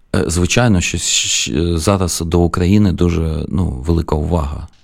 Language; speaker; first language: Ukrainian; non-native, local second language; Russian